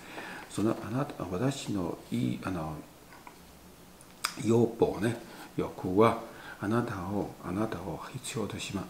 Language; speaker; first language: Japanese; non-native, learner; Chinese